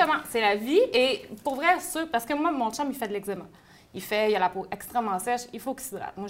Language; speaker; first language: French; native; French